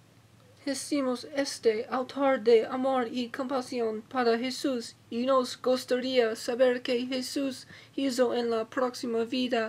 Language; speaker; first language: Spanish; non-native, learner; English